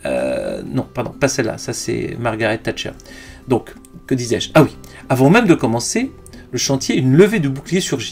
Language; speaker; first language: French; native; French